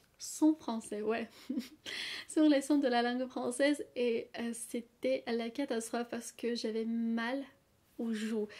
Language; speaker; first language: French; non-native, fluent; Russian